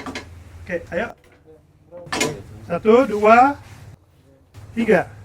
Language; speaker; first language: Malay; non-native, fluent; French